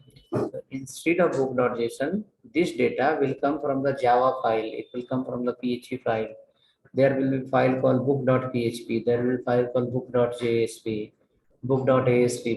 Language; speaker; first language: English; non-native, local second language; Telugu